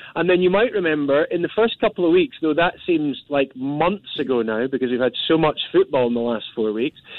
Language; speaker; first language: English; native; English